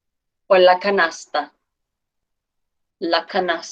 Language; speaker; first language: Spanish; non-native, fluent; English